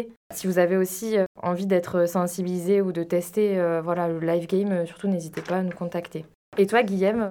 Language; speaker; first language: French; native; French